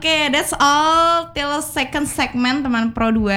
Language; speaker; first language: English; non-native, learner; Indonesian